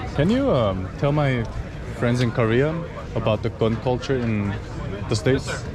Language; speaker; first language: English; early bilingual, other home language; Korean